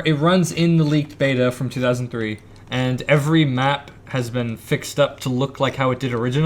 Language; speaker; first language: English; native; English